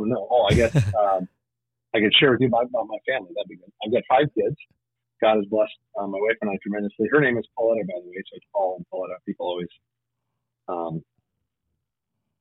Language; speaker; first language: English; native; English